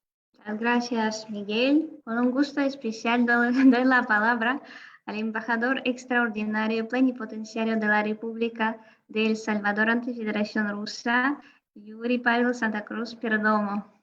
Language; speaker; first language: Spanish; non-native, fluent; Russian